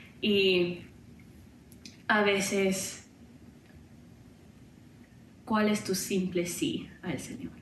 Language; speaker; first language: Spanish; non-native, learner; English